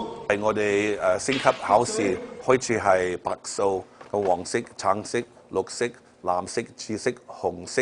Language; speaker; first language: Cantonese; early bilingual, heritage; Cantonese